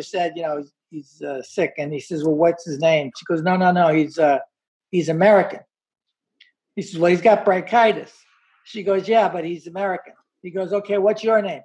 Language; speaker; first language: English; native; English